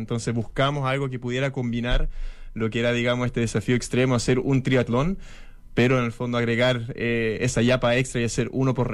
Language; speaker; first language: Spanish; native; Spanish